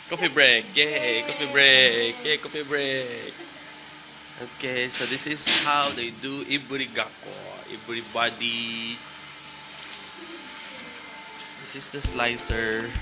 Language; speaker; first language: English; non-native, local second language; Filipino